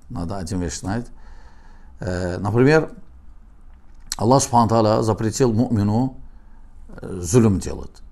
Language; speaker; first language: Russian; non-native, learner; Azerbaijani